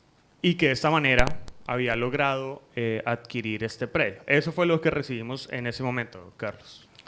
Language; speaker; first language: Spanish; native; Spanish